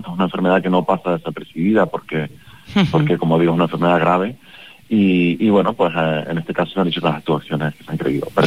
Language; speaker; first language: Spanish; native; Spanish